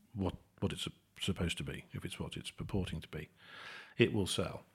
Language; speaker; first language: English; native; English